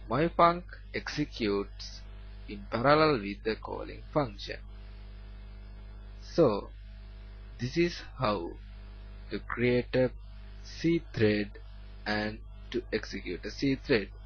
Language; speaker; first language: English; non-native, learner; Sinhala